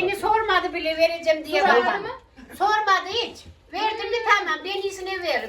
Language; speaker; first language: Turkish; native; Turkish